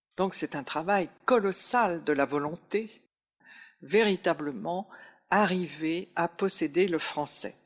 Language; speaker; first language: French; native; French